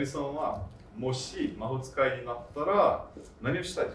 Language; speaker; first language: Japanese; non-native, fluent; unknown